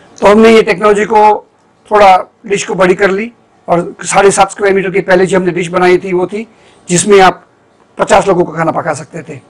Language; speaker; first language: Hindi; non-native, local second language; Gujarati